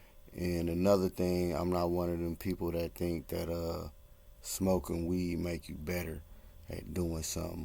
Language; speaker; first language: English; native; English